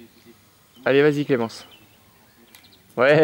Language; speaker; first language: French; native; French